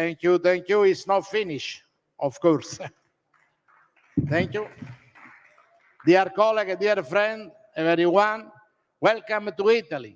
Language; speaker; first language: English; non-native, learner; Italian